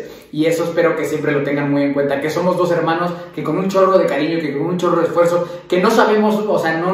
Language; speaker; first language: Spanish; native; Spanish